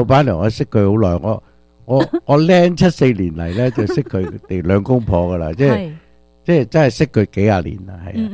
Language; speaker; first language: Chinese; early bilingual, other home language; Cantonese